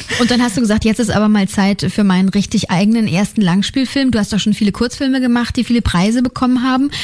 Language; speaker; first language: German; native; German